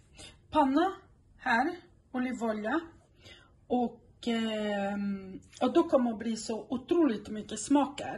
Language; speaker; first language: Swedish; non-native, fluent; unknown